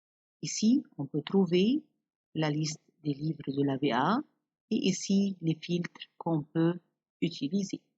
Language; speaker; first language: French; non-native, fluent; Arabic